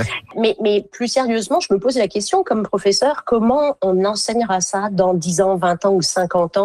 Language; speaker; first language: French; native; French